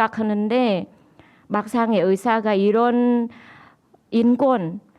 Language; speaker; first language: Korean; non-native, learner; Khmer